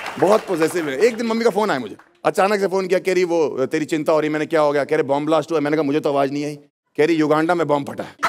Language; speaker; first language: Hindi; native; Hindi